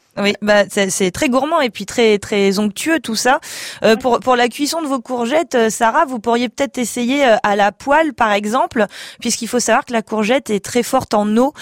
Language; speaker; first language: French; native; French